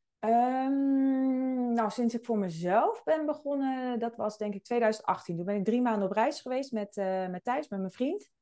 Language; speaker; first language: Dutch; native; Dutch